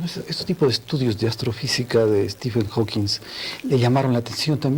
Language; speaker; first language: Spanish; native; Spanish